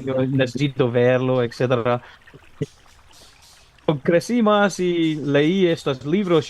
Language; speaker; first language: Spanish; non-native, learner; English